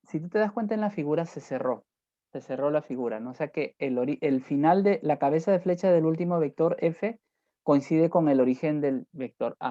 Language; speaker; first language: Spanish; native; Spanish